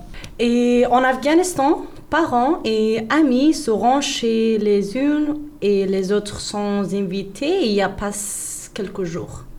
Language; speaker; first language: French; non-native, learner; Persian